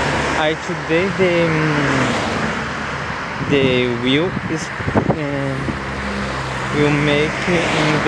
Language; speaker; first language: English; non-native, learner; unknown